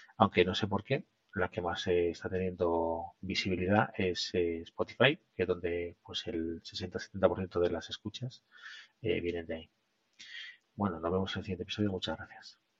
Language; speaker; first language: Spanish; native; Spanish